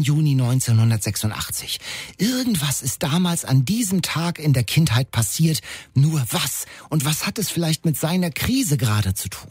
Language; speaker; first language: German; native; German